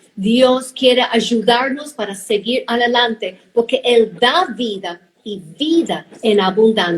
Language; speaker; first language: Spanish; non-native, fluent; English